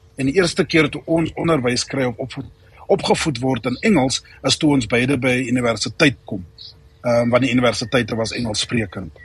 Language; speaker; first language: Afrikaans; native; Afrikaans